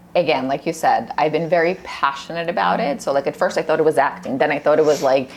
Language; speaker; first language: English; early bilingual, other home language; Russian